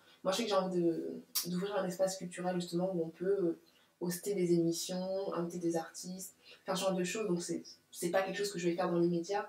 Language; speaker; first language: French; native; French